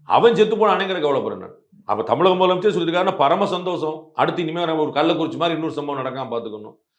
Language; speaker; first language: Tamil; native; Tamil